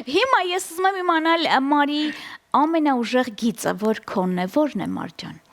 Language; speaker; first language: Armenian; native; Armenian